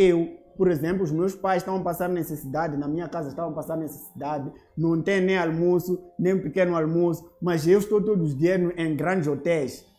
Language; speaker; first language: Portuguese; native; Portuguese